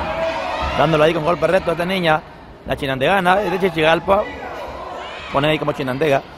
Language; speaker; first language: Spanish; native; Spanish